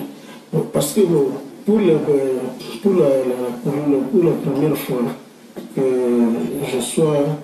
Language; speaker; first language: French; non-native, local second language; Lingala